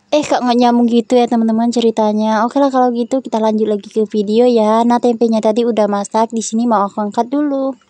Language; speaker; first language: Indonesian; non-native, local second language; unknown